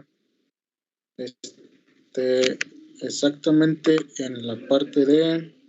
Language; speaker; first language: Spanish; native; Spanish